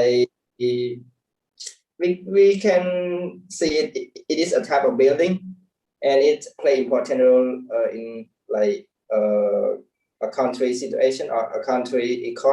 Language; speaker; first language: English; non-native, learner; Khmer